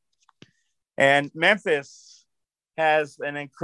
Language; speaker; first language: English; native; English